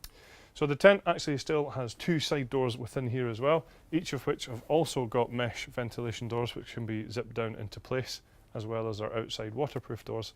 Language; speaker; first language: English; native; English